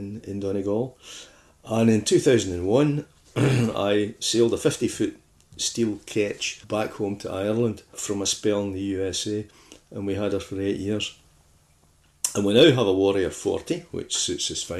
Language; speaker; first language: English; native; English